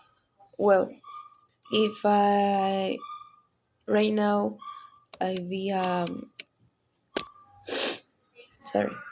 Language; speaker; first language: English; non-native, learner; Spanish